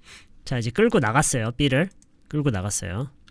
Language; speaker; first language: Korean; native; Korean